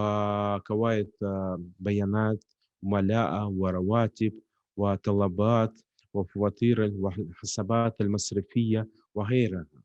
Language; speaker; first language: Arabic; non-native, fluent; Russian